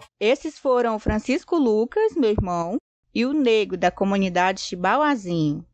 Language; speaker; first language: Portuguese; native; Portuguese